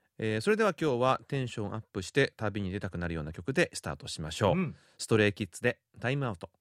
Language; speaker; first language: Japanese; non-native, fluent; Korean